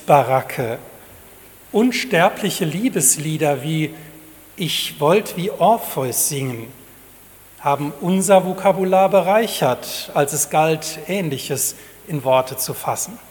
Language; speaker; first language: German; native; German